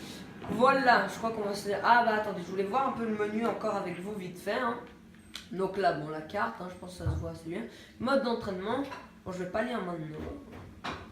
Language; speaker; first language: French; native; French